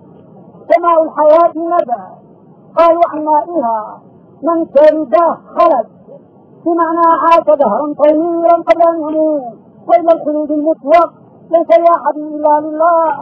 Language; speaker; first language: Arabic; native; Arabic